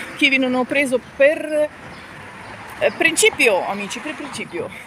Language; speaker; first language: Italian; non-native, learner; Ukrainian